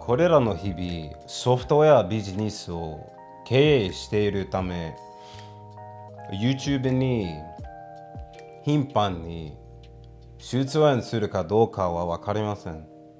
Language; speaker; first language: Japanese; non-native, fluent; English